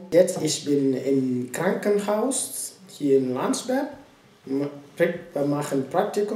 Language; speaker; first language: German; non-native, learner; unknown